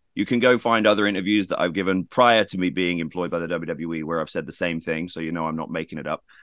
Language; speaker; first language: English; native; English